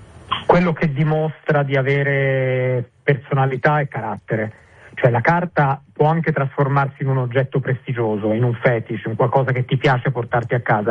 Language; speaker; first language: Italian; native; Italian